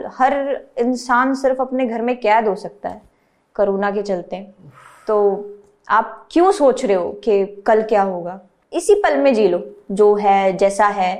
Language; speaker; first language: Hindi; native; Hindi